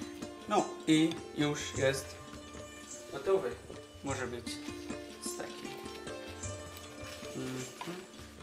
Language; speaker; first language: Polish; non-native, learner; Bangla